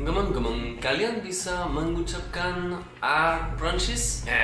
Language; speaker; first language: Indonesian; non-native, learner; French